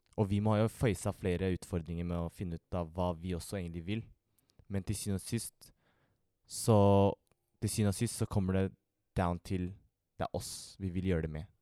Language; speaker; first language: Norwegian; early bilingual, other home language; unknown